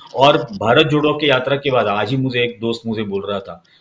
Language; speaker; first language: Hindi; non-native, local second language; Marathi